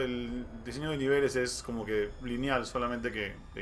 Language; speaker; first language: Spanish; native; Spanish